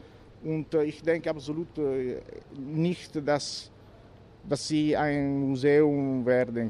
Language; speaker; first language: German; non-native, learner; Italian